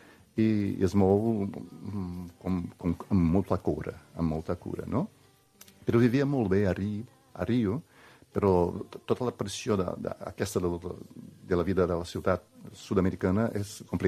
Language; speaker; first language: Catalan; non-native, fluent; Portuguese